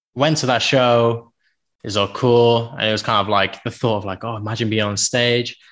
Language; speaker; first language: English; native; English